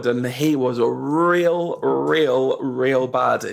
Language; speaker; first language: English; native; English